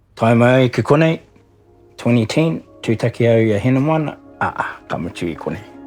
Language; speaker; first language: Māori; non-native, local second language; English